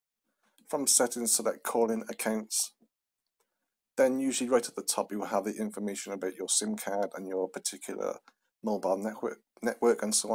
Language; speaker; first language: English; native; English